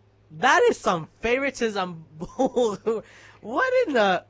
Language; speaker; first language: English; early bilingual, other home language; Spanish